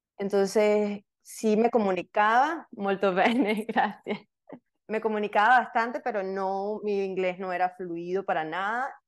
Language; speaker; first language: Spanish; native; Spanish